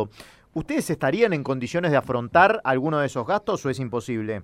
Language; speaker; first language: Spanish; native; Spanish